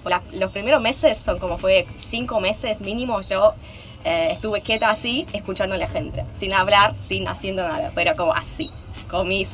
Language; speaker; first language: Spanish; non-native, fluent; Russian